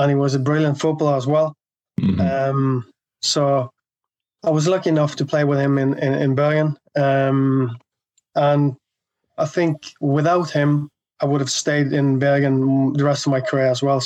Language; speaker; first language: English; non-native, fluent; Norwegian